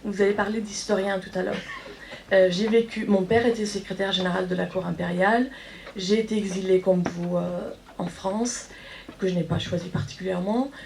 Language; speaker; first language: French; non-native, fluent; Persian